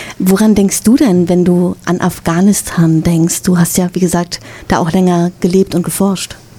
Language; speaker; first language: German; native; German